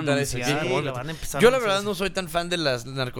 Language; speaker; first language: Spanish; native; Spanish